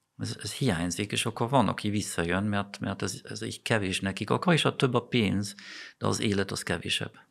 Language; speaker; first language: Hungarian; non-native, fluent; German